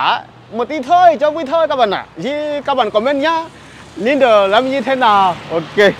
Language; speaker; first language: Vietnamese; non-native, learner; Portuguese